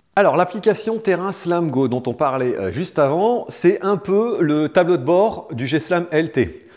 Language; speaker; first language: French; native; French